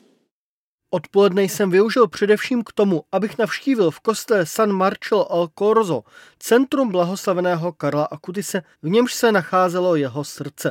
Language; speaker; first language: Czech; native; Czech